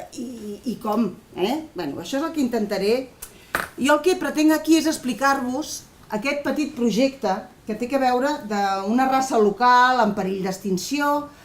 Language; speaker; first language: Catalan; non-native, local second language; Spanish